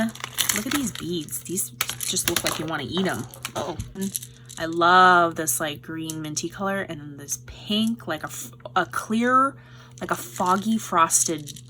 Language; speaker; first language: English; native; English